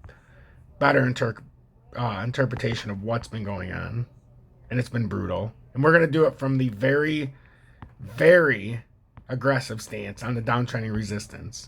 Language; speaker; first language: English; native; English